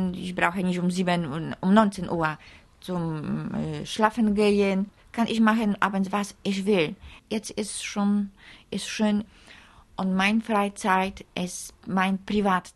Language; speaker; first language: German; non-native, learner; Polish